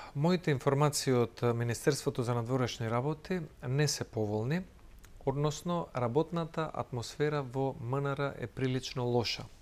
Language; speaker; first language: Macedonian; native; Macedonian